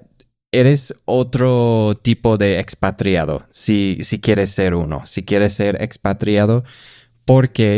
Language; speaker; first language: Spanish; non-native, fluent; English